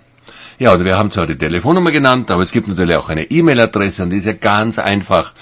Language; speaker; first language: German; native; German